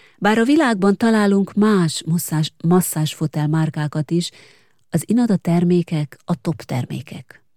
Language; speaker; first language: Hungarian; native; Hungarian